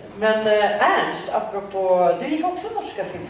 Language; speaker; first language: Swedish; native; Swedish